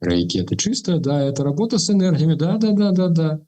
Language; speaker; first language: Russian; non-native, local second language; Belarusian